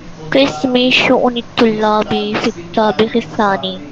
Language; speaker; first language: Arabic; non-native, learner; Urdu